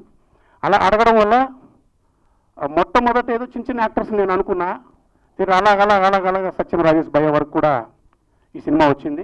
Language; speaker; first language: Telugu; native; Telugu